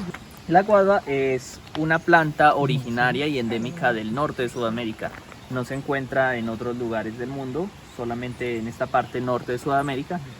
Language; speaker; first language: Spanish; native; Spanish